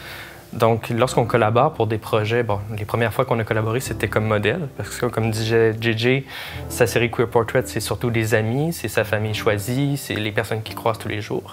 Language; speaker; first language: French; native; French